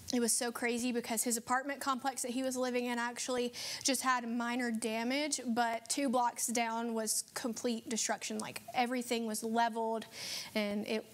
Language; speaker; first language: English; native; English